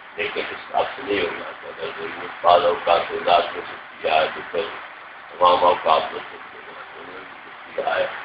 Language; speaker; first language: Urdu; non-native, local second language; Punjabi